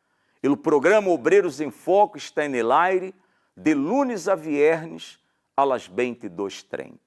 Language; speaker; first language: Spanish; non-native, learner; Portuguese